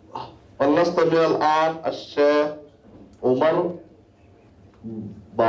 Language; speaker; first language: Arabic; non-native, learner; Urdu